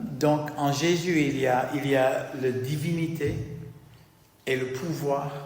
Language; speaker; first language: French; non-native, fluent; English